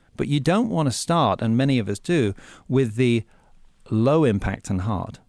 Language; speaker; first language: English; native; English